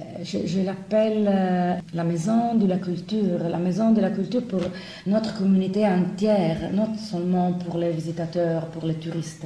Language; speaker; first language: French; non-native, fluent; Italian